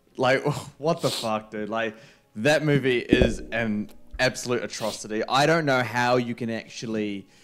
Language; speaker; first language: English; native; English